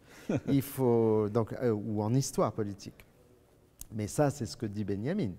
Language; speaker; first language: French; native; French